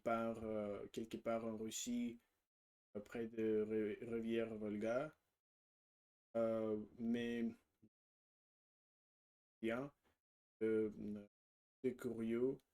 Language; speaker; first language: French; non-native, learner; Russian